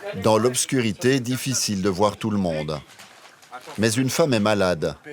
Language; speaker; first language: French; native; French